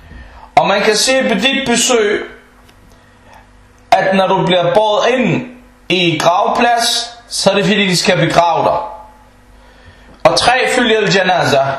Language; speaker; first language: Danish; early bilingual, other home language; Arabic